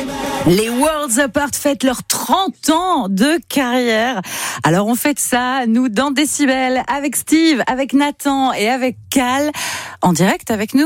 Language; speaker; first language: French; native; French